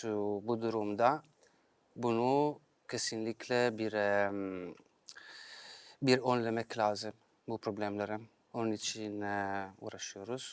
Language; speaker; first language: Turkish; non-native, fluent; Italian